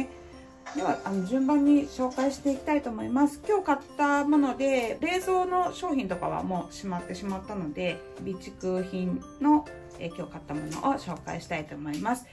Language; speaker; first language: Japanese; native; Japanese